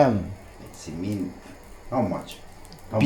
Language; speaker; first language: English; non-native, learner; Arabic